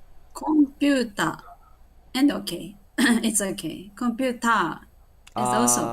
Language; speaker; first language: English; non-native, learner; Japanese